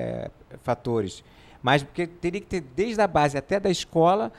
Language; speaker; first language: Portuguese; native; Portuguese